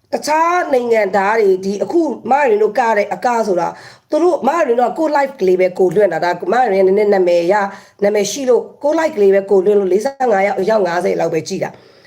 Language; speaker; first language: Burmese; native; Burmese